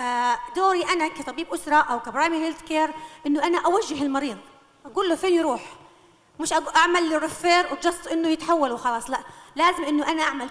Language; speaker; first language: Arabic; native; Arabic